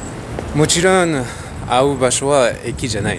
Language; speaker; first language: Japanese; non-native, fluent; French